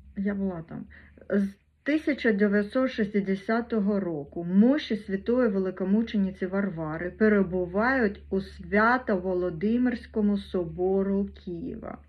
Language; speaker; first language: Ukrainian; non-native, local second language; Russian